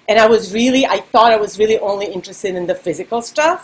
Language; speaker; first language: English; non-native, fluent; Serbian